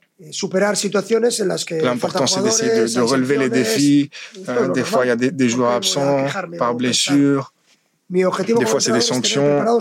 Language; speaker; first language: French; non-native, fluent; Spanish